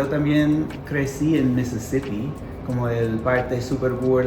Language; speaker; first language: Spanish; non-native, fluent; English